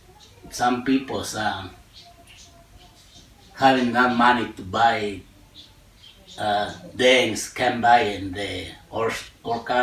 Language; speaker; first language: English; non-native, learner; Spanish